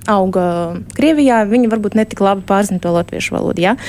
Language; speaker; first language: Latvian; early bilingual, heritage; Russian